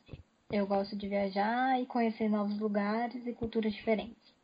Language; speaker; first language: Spanish; non-native, learner; Portuguese